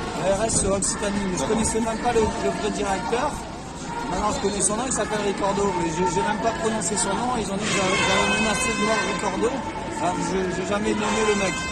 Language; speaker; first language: French; native; French